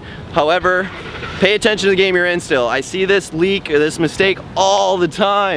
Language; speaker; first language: English; native; English